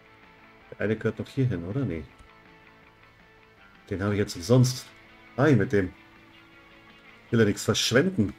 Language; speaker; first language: German; native; German